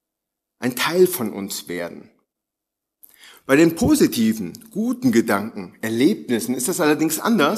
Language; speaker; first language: German; native; German